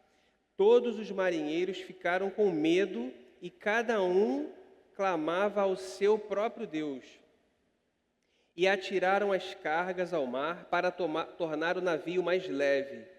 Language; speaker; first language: Portuguese; native; Portuguese